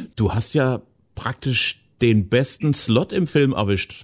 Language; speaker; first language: German; native; German